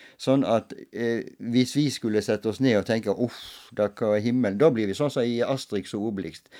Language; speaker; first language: Norwegian; native; Norwegian